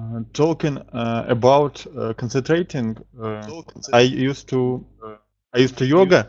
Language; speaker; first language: English; non-native, learner; Russian